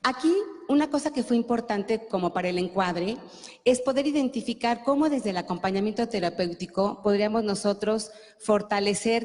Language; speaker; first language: Spanish; native; Spanish